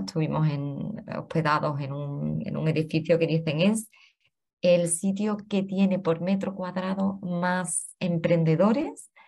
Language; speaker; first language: Spanish; native; Spanish